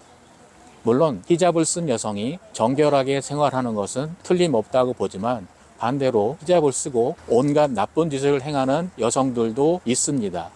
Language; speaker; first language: Korean; native; Korean